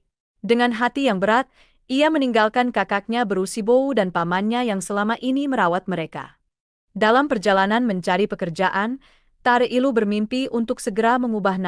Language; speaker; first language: Indonesian; native; Indonesian